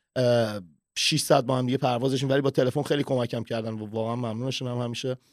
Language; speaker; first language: Persian; early bilingual, heritage; Persian